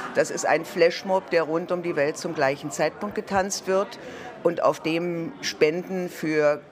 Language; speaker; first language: German; native; German